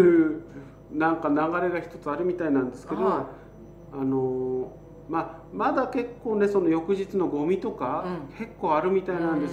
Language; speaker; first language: Japanese; native; Japanese